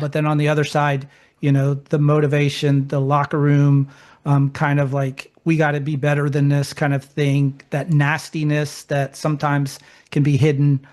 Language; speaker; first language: English; native; English